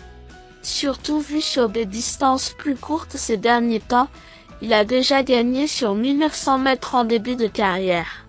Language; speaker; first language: French; native; French